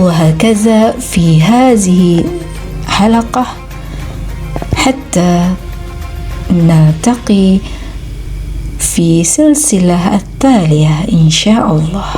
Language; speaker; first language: Arabic; non-native, fluent; Malay